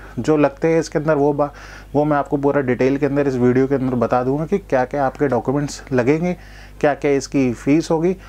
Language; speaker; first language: Hindi; non-native, local second language; Gujarati